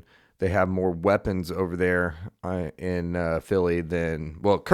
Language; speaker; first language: English; native; English